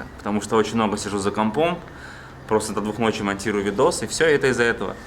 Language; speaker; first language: Russian; native; Russian